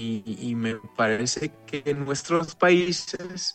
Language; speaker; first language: Spanish; non-native, fluent; Hebrew